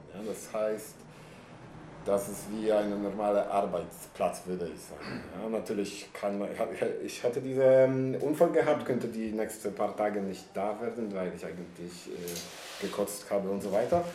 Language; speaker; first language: German; non-native, learner; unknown